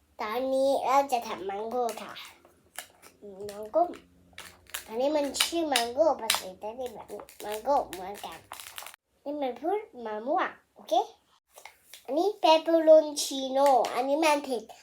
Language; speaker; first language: Thai; early bilingual, heritage; Thai